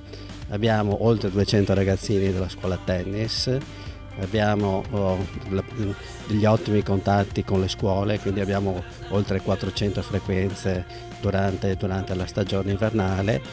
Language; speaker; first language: Italian; native; Italian